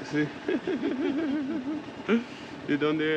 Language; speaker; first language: Spanish; non-native, learner; English